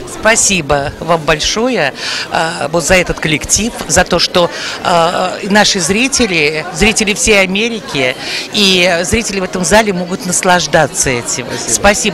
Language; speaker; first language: Russian; native; Russian